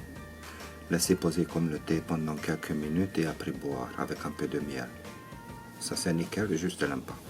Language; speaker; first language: French; non-native, learner; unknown